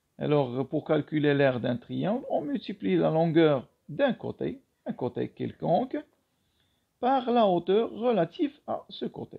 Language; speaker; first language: French; non-native, local second language; Arabic